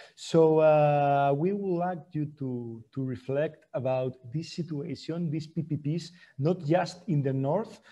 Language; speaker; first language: English; non-native, fluent; Spanish